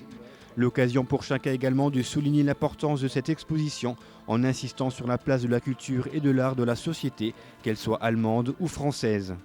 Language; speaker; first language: French; native; French